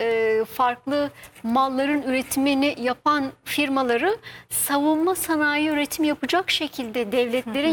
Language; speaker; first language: Turkish; native; Turkish